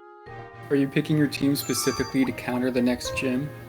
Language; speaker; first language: English; native; English